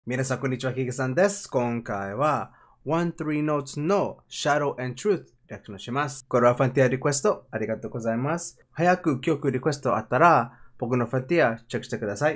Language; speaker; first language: Japanese; non-native, learner; Spanish